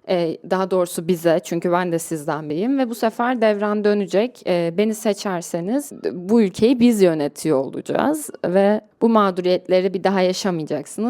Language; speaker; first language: Turkish; native; Turkish